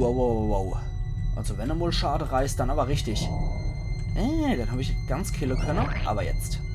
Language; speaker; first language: German; native; German